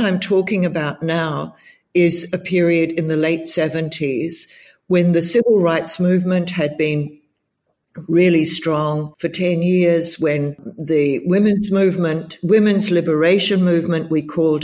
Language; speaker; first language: English; native; English